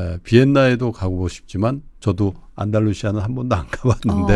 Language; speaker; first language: Korean; native; Korean